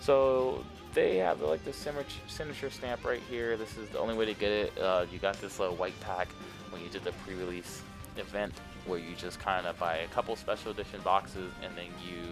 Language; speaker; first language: English; native; English